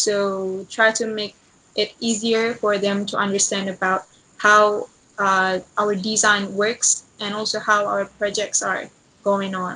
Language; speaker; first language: English; non-native, learner; Indonesian